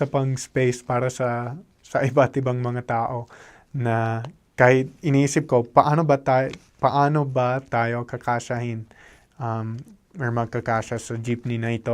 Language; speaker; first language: Filipino; non-native, fluent; English